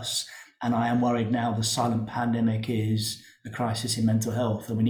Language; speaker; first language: English; native; English